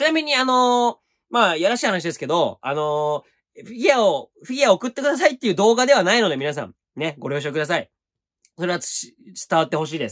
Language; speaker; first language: Japanese; native; Japanese